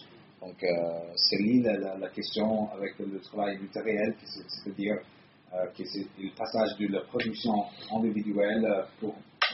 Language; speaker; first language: French; non-native, fluent; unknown